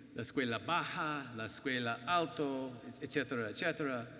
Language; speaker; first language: Spanish; non-native, learner; English